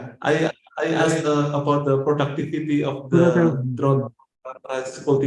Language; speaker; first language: English; non-native, fluent; Indonesian